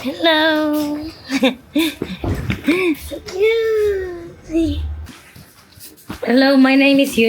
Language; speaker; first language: English; non-native, learner; Korean